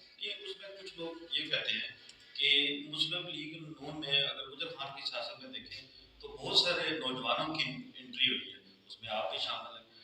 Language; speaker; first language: Urdu; non-native, local second language; Pahari-Potwari